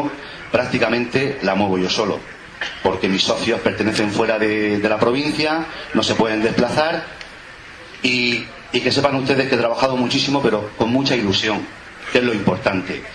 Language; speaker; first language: Spanish; native; Spanish